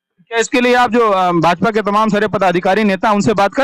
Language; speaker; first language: Hindi; native; Hindi